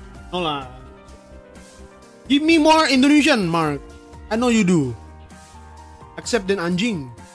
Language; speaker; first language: English; non-native, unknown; Indonesian